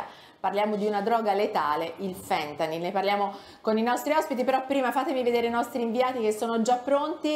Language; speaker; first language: Italian; native; Italian